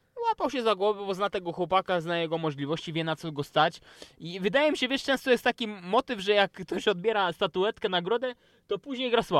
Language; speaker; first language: Polish; native; Polish